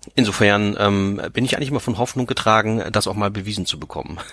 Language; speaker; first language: German; native; German